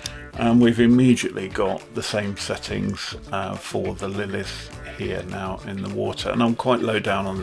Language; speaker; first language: English; native; English